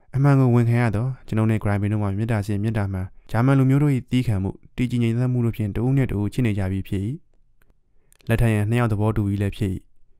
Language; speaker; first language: Burmese; native; Burmese